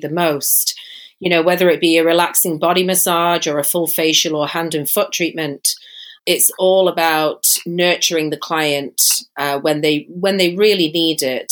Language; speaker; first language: English; native; English